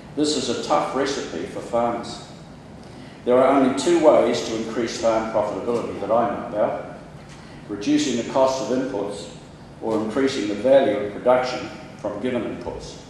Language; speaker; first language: English; native; English